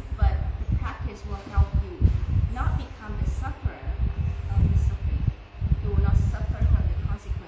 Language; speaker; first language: English; non-native, fluent; Thai